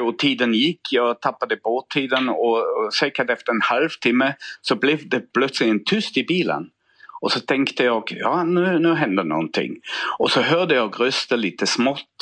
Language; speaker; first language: Swedish; non-native, fluent; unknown